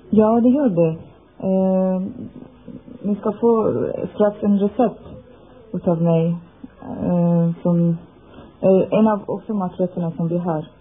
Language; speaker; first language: Swedish; non-native, fluent; Persian